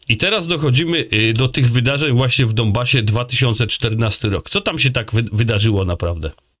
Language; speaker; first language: Polish; native; Polish